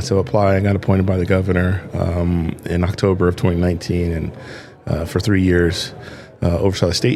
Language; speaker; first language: English; native; English